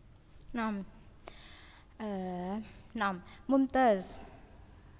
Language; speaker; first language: Arabic; non-native, fluent; Indonesian